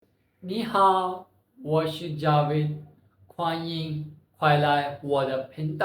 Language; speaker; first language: Chinese; non-native, fluent; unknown